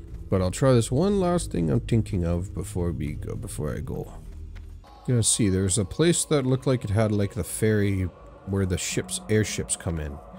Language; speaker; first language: English; native; English